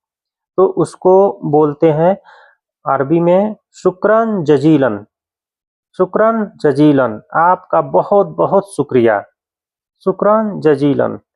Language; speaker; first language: Hindi; native; Hindi